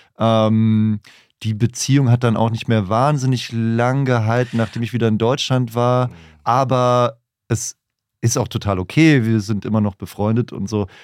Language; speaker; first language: German; native; German